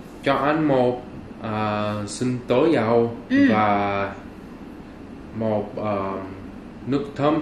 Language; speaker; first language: Vietnamese; non-native, learner; English